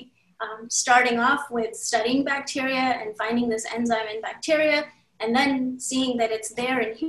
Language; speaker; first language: English; non-native, local second language; Hindi